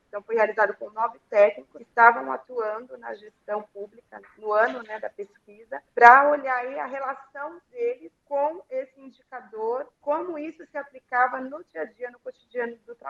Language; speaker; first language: Portuguese; native; Portuguese